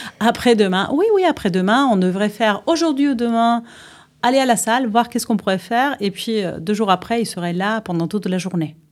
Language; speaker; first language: French; non-native, fluent; Spanish